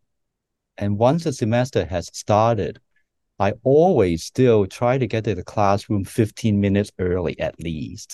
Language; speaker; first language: English; non-native, local second language; Cantonese